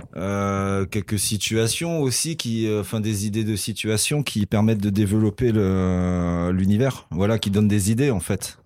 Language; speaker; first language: French; native; French